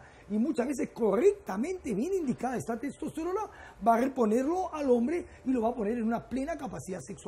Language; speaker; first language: Spanish; native; Spanish